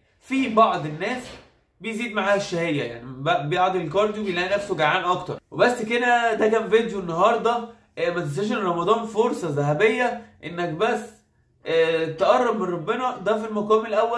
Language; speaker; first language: Arabic; native; Arabic